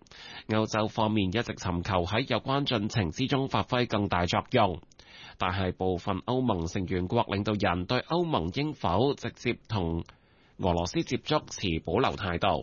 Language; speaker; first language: Cantonese; native; Cantonese